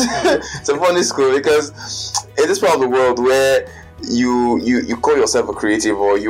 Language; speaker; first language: English; non-native, local second language; Yoruba